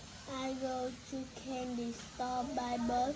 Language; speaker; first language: English; non-native, learner; Vietnamese